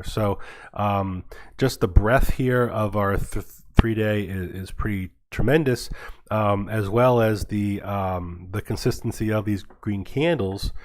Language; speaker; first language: English; native; English